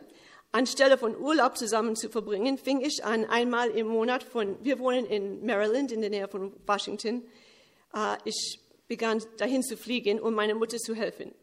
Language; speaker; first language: German; early bilingual, heritage; English